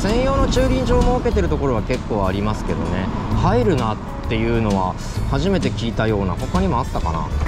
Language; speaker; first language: Japanese; native; Japanese